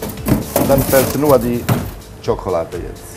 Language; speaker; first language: German; non-native, fluent; Italian